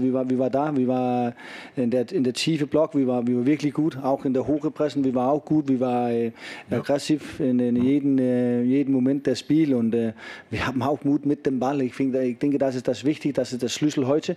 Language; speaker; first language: German; non-native, fluent; Danish